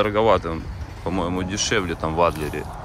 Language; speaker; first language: Russian; native; Russian